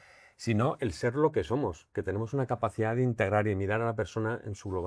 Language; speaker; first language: Spanish; native; Spanish